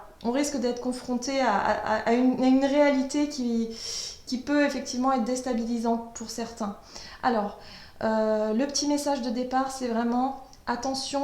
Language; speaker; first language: French; native; French